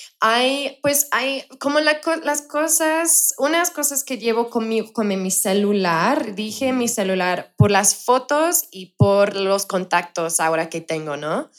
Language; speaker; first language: Spanish; non-native, fluent; English